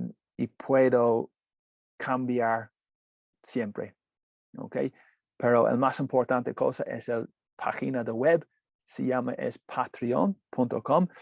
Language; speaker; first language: Spanish; non-native, learner; English